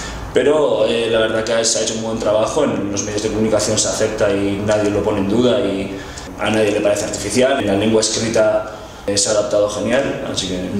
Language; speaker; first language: Spanish; non-native, local second language; Basque